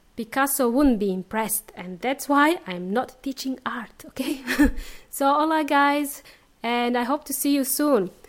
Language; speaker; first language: English; native; English